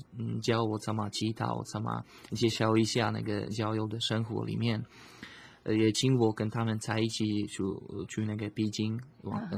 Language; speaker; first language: Chinese; non-native, fluent; Slovak